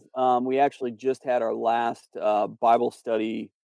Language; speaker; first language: English; native; English